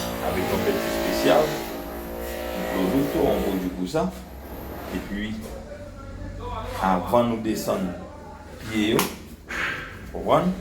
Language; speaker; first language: French; non-native, local second language; Haitian Creole